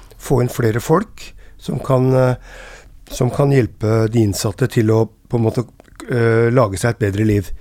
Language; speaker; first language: Norwegian; native; Norwegian